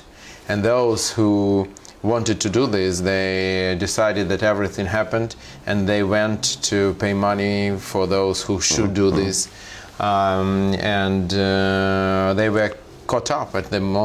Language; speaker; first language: English; non-native, fluent; Russian